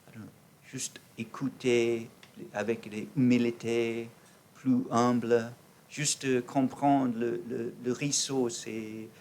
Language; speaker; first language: French; non-native, learner; English